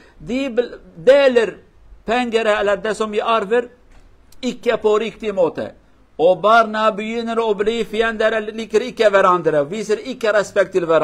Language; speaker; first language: Swedish; non-native, learner; Kurdish